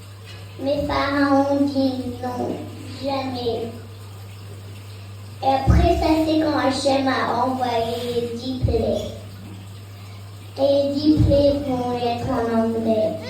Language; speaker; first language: French; early bilingual, heritage; French